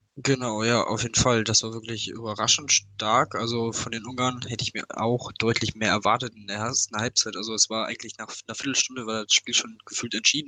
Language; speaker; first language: German; native; German